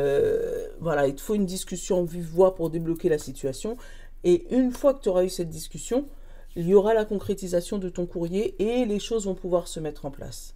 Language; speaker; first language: French; native; French